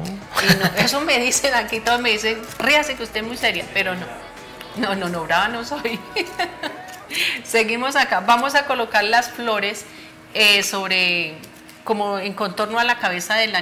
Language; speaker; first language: Spanish; native; Spanish